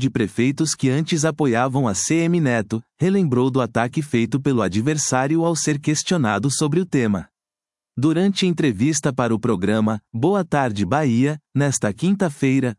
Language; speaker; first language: Portuguese; native; Portuguese